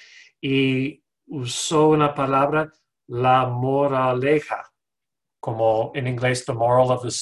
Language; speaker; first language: Spanish; non-native, fluent; English